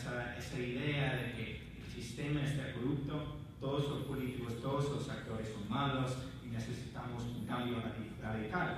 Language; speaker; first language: Spanish; non-native, fluent; English